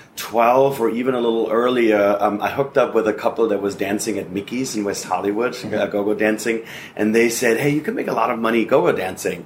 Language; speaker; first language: English; non-native, fluent; German